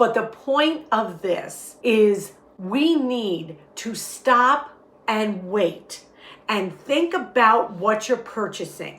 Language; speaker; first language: English; native; English